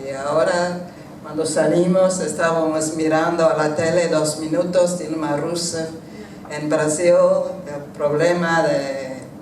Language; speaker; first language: Spanish; non-native, fluent; English